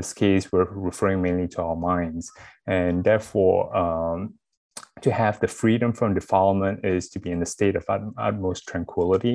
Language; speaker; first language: English; non-native, local second language; Chinese